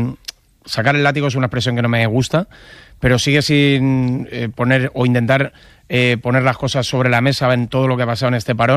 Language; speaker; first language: Spanish; native; Spanish